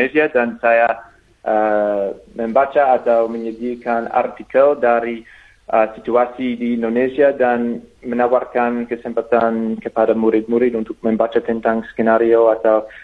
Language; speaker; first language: Indonesian; non-native, fluent; English